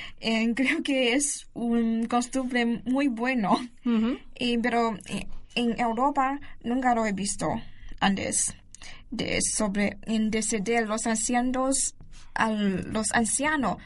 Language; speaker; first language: Spanish; non-native, learner; Chinese